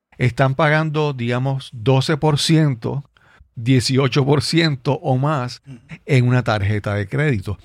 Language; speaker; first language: Spanish; native; Spanish